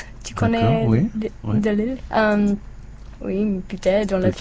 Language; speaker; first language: French; non-native, learner; English